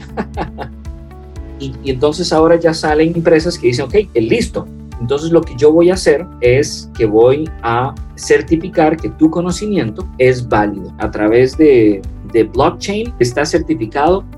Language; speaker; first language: Spanish; non-native, fluent; French